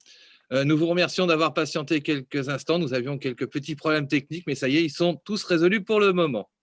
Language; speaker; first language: French; native; French